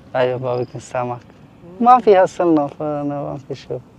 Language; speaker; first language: Arabic; non-native, learner; Bangla